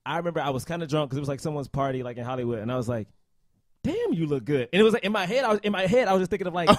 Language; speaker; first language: English; native; English